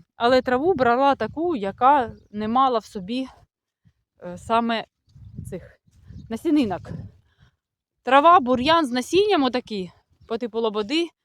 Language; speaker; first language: Ukrainian; non-native, local second language; Russian